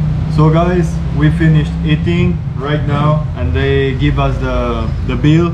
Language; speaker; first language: English; non-native, fluent; Spanish